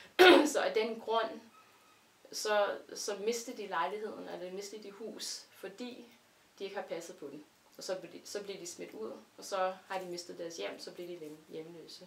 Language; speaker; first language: Danish; non-native, fluent; English